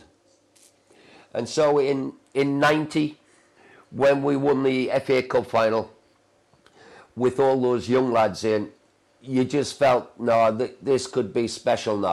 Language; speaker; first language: English; native; English